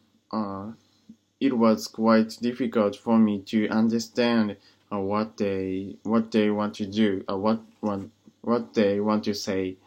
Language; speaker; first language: English; non-native, learner; Japanese